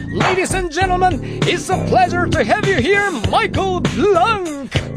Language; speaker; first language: English; non-native, fluent; Korean